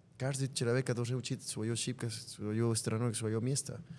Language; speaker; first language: Russian; non-native, learner; Spanish